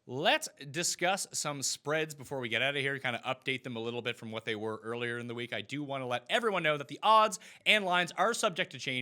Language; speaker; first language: English; native; English